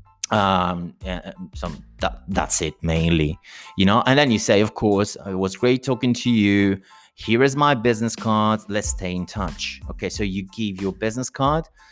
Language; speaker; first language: English; non-native, fluent; Italian